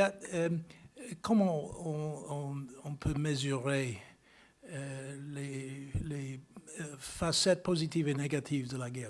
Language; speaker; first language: French; non-native, fluent; English